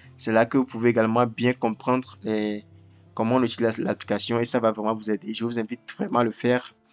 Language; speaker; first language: French; non-native, local second language; Ewe